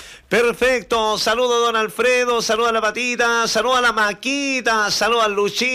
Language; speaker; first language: Spanish; native; Spanish